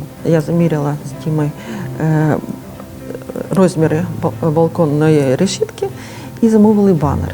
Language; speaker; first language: Ukrainian; native; Ukrainian